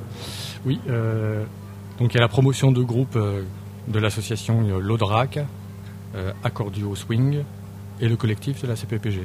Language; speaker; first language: French; native; French